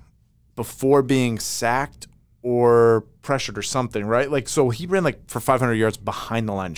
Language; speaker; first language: English; native; English